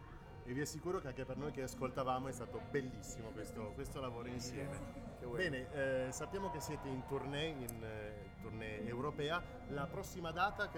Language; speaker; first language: Italian; native; Italian